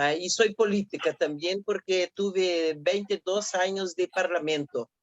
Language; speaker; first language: Spanish; non-native, fluent; Portuguese